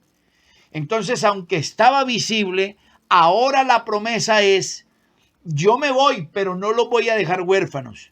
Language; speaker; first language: Spanish; native; Spanish